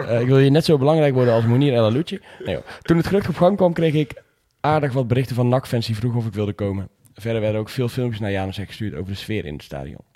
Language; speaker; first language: Dutch; native; Dutch